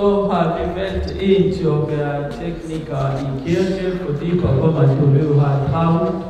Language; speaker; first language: Danish; non-native, fluent; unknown